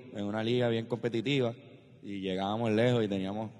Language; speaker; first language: Spanish; native; Spanish